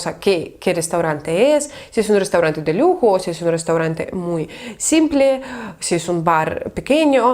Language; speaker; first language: Spanish; non-native, fluent; Russian